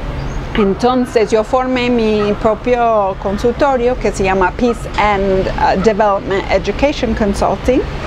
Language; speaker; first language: Spanish; non-native, fluent; English